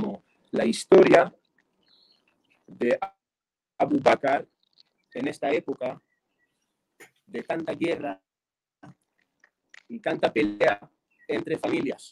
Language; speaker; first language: Spanish; non-native, fluent; Hebrew